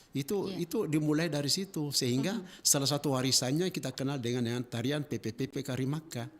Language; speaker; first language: Indonesian; native; Indonesian